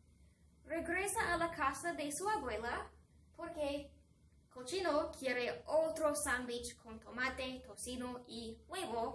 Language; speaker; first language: Spanish; non-native, fluent; English